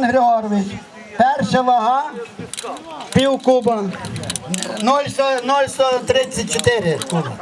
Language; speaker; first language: Ukrainian; native; Ukrainian